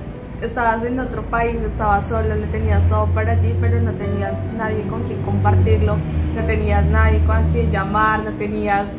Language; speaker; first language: Spanish; native; Spanish